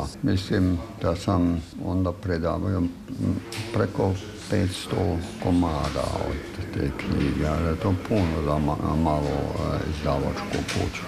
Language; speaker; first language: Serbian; non-native, fluent; German